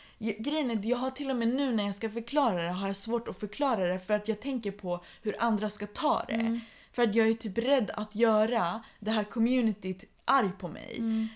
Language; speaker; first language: Swedish; early bilingual, other home language; Persian